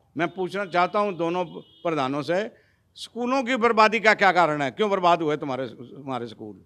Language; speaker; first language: Hindi; non-native, local second language; Punjabi